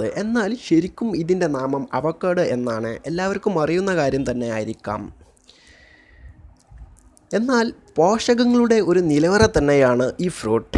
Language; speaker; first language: Malayalam; native; Malayalam